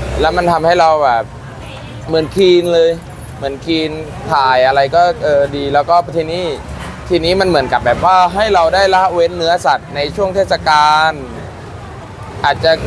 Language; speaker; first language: Thai; native; Thai